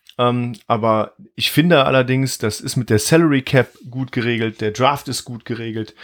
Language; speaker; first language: German; native; German